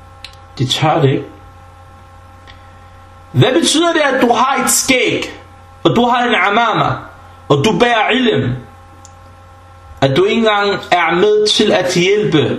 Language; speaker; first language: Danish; early bilingual, other home language; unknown